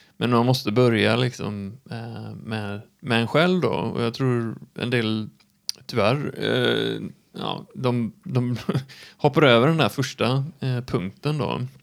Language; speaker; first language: Swedish; native; Swedish